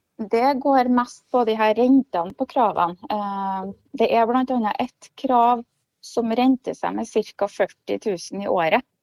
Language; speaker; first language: Norwegian; native; Norwegian